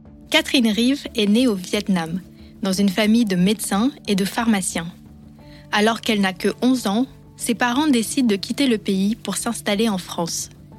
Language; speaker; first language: French; native; French